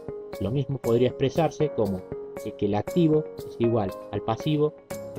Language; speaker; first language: Spanish; native; Spanish